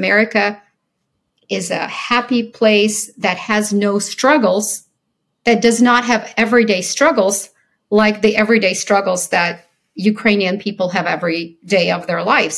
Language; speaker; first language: English; early bilingual, other home language; Ukrainian